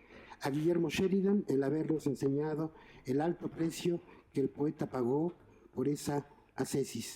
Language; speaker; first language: Spanish; native; Spanish